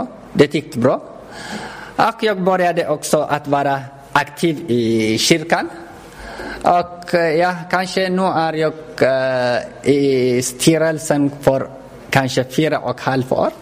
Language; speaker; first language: Swedish; non-native, learner; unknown